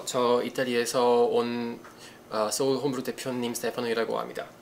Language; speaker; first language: Korean; non-native, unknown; Italian